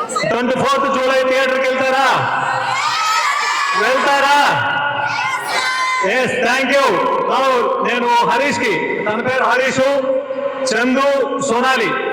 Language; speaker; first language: Telugu; native; Telugu